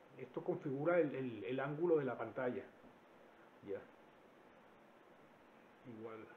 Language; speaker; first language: Spanish; native; Spanish